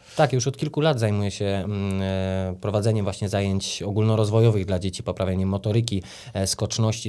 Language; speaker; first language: Polish; native; Polish